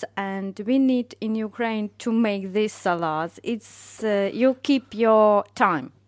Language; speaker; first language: English; non-native, learner; Ukrainian